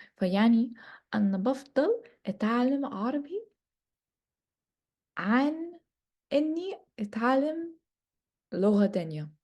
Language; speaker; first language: Egyptian Arabic; non-native, learner; English